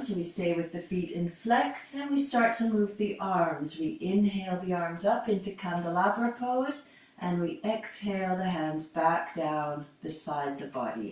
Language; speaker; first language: English; native; English